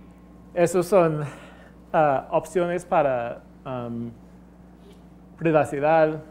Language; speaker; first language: Spanish; non-native, fluent; English